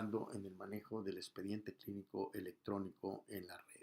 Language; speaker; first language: Spanish; native; Spanish